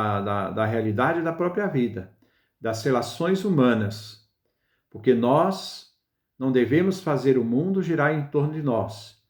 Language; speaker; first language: Portuguese; native; Portuguese